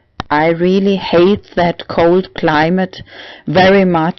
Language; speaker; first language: English; non-native, learner; German